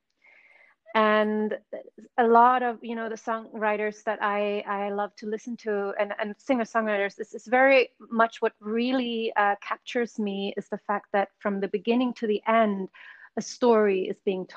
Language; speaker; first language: English; non-native, fluent; Swedish